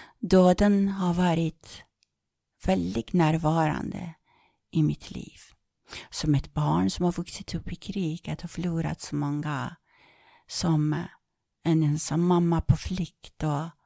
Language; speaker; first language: Swedish; non-native, fluent; Persian